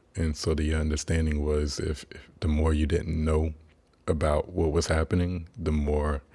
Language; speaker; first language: English; native; English